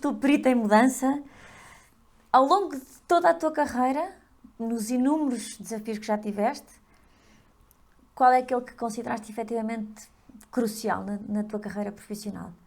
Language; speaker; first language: Portuguese; native; Portuguese